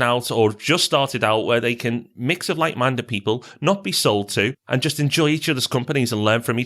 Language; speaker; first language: English; native; English